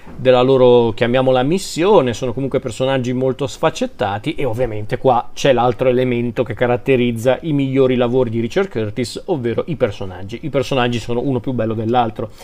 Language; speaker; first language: Italian; native; Italian